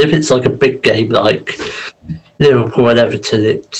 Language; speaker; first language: English; native; English